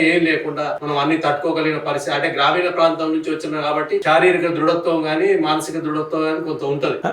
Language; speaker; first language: Telugu; native; Telugu